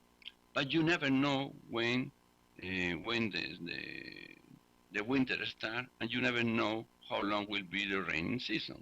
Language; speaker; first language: English; non-native, learner; Spanish